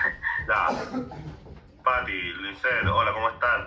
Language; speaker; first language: Spanish; native; Spanish